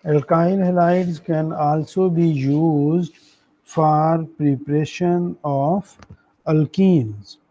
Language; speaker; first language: English; non-native, local second language; Urdu